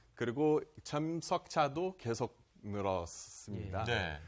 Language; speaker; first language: Korean; non-native, fluent; Portuguese